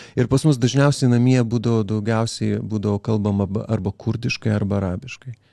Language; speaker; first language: Lithuanian; early bilingual, other home language; Kurdish